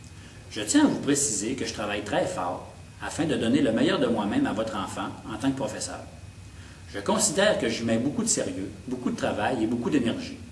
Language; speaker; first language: French; native; French